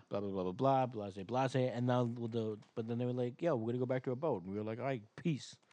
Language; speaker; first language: English; native; English